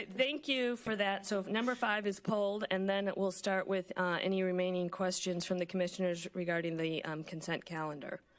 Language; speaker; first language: English; native; English